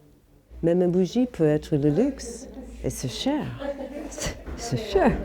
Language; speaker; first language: French; non-native, fluent; English